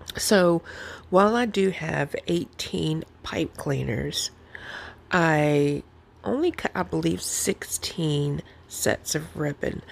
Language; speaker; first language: English; native; English